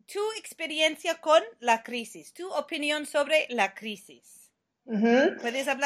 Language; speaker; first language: Spanish; non-native, fluent; English